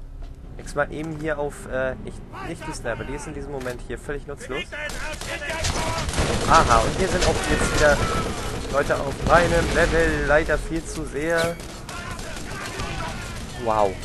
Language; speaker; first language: German; native; German